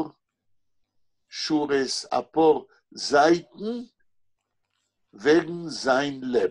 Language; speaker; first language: Hebrew; native; Hebrew